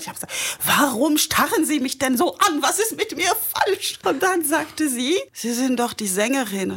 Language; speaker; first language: German; non-native, fluent; French